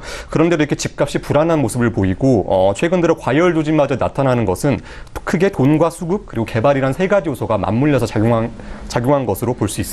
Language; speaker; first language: Korean; native; Korean